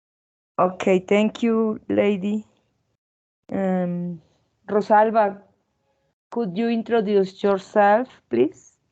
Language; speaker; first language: English; non-native, fluent; Spanish